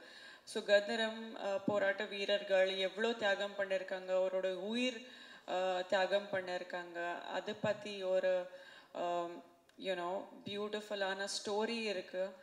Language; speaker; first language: Tamil; non-native, fluent; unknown